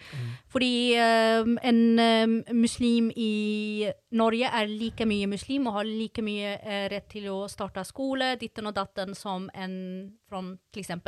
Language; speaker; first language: Norwegian; non-native, fluent; Swedish